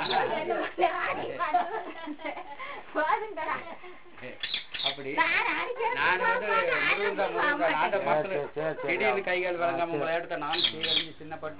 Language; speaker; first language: Tamil; non-native, local second language; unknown